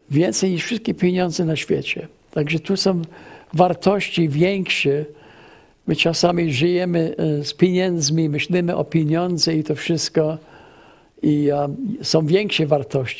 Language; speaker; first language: Polish; early bilingual, heritage; English